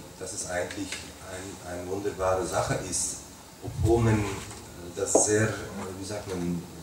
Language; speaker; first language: German; non-native, fluent; Dutch